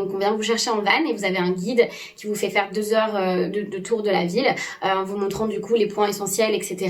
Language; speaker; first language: French; native; French